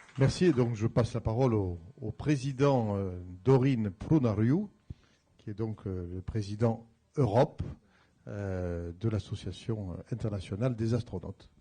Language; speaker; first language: French; native; French